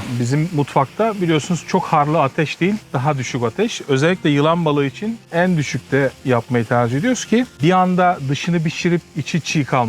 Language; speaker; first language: Turkish; native; Turkish